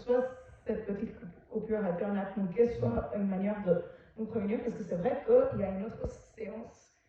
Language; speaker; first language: French; native; French